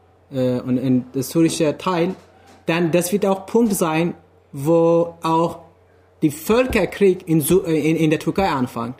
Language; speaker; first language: German; non-native, fluent; Kurdish